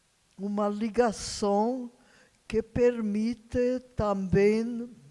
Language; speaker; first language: Portuguese; non-native, fluent; Hungarian